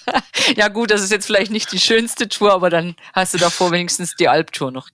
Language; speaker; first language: German; native; German